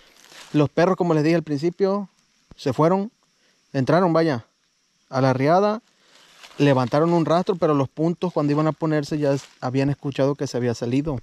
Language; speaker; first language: Spanish; native; Spanish